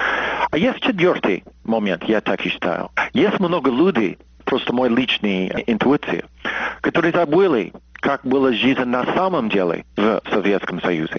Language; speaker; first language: Russian; non-native, fluent; English